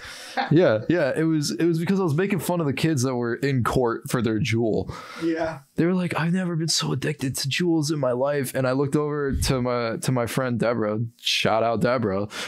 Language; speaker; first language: English; native; English